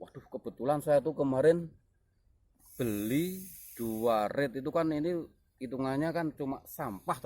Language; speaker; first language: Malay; non-native, local second language; Javanese